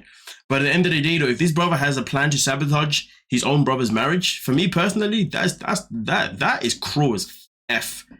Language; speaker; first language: English; native; English